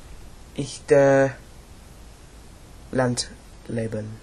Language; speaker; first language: German; non-native, learner; English